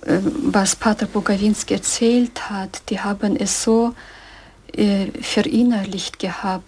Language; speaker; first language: German; early bilingual, heritage; German